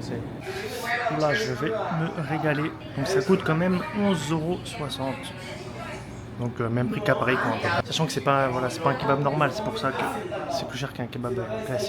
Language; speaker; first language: French; native; French